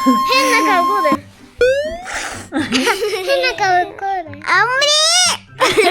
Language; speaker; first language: Japanese; early bilingual, other home language; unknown